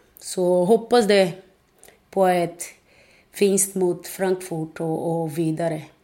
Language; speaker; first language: Swedish; non-native, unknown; Portuguese